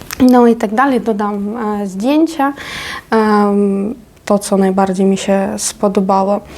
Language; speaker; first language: Polish; non-native, fluent; Ukrainian